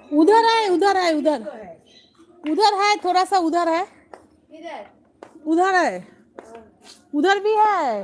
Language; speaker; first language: Hindi; non-native, local second language; Bangla